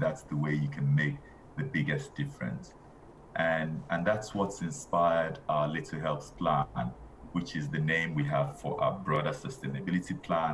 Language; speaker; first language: English; non-native, local second language; Igbo